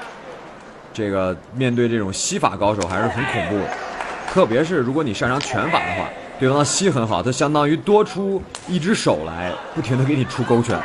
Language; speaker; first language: Chinese; native; Chinese